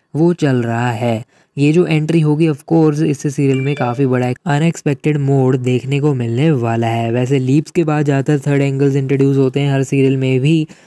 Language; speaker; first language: Hindi; native; Hindi